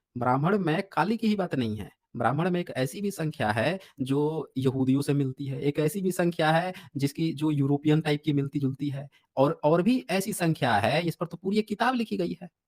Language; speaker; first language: Hindi; native; Hindi